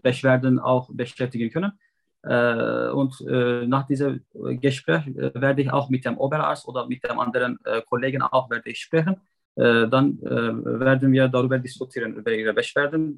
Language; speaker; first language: German; non-native, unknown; Turkish